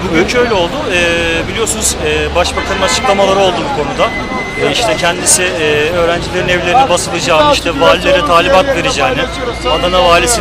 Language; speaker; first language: Turkish; native; Turkish